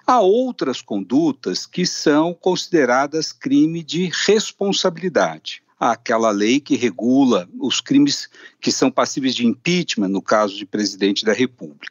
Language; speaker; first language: Portuguese; native; Portuguese